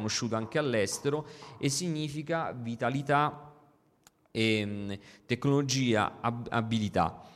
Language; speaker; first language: Italian; native; Italian